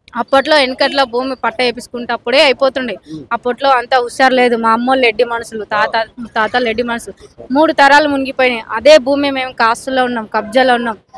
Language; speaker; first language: Telugu; native; Telugu